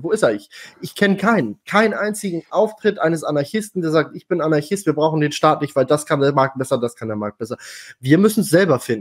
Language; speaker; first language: German; native; German